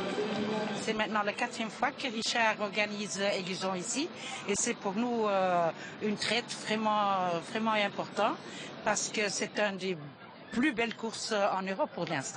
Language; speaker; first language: French; non-native, local second language; Dutch